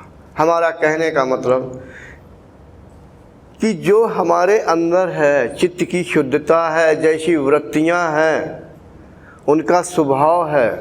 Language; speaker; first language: Hindi; native; Hindi